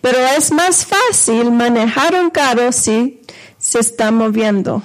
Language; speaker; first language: Spanish; non-native, fluent; English